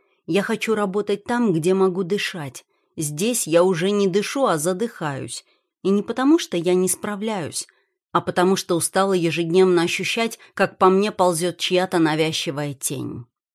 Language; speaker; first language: Russian; native; Russian